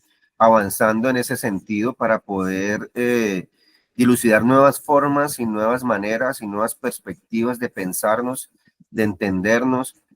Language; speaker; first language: Spanish; native; Spanish